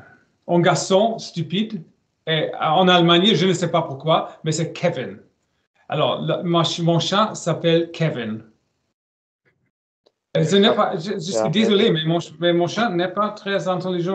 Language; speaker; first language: French; non-native, learner; German